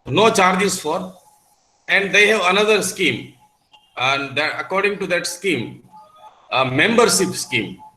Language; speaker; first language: English; non-native, local second language; Gujarati